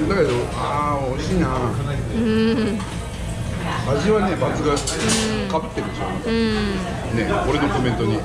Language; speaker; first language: Japanese; native; Japanese